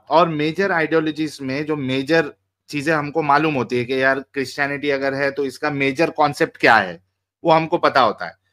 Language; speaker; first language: Hindi; native; Hindi